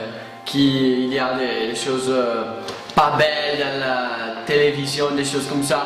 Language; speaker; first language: French; non-native, fluent; Italian